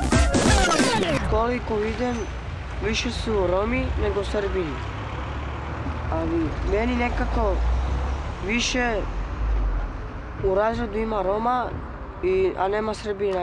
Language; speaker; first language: Serbian; non-native, local second language; Romany